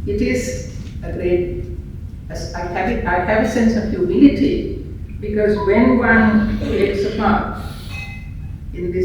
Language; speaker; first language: English; non-native, local second language; Sinhala